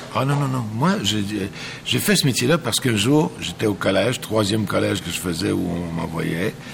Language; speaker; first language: French; native; French